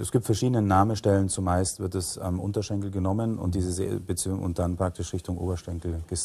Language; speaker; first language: German; native; German